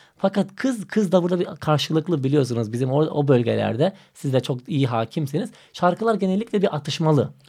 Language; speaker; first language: Turkish; non-native, fluent; Macedonian